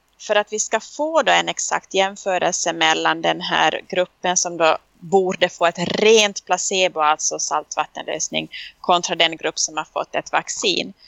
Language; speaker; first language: Swedish; native; Swedish